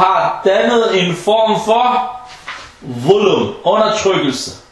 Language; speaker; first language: Danish; non-native, fluent; Arabic